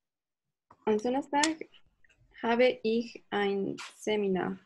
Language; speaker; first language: German; non-native, learner; Spanish